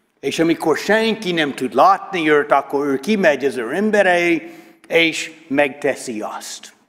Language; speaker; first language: Hungarian; non-native, learner; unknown